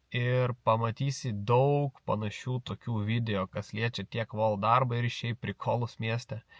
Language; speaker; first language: Lithuanian; native; Lithuanian